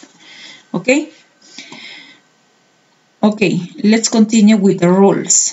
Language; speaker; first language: English; non-native, fluent; Spanish